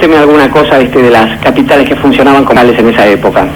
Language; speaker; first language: Spanish; native; Spanish